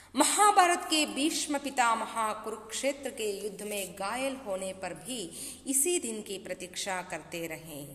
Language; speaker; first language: Hindi; non-native, local second language; Kannada